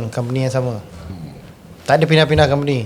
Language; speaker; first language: Malay; native; Malay